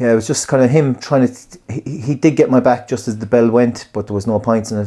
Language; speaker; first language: English; native; English